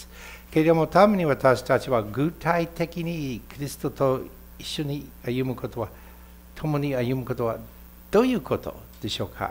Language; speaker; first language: Japanese; non-native, fluent; English